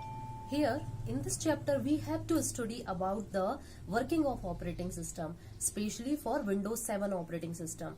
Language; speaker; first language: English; non-native, local second language; Hindi